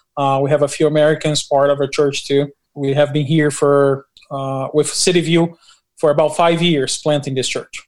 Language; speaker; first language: English; non-native, fluent; Portuguese